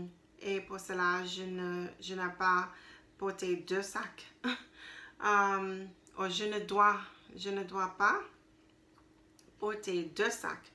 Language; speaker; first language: French; non-native, learner; English